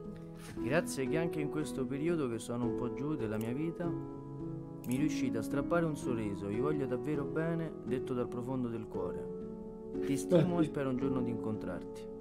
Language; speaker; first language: Italian; native; Italian